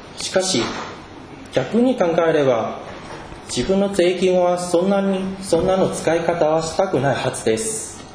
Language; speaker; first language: Japanese; non-native, fluent; Chinese